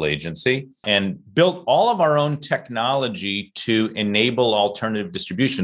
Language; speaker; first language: English; native; English